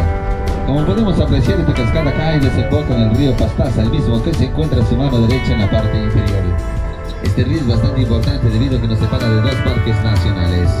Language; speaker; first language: Spanish; native; Spanish